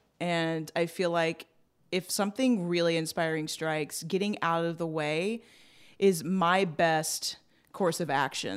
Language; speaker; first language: English; native; English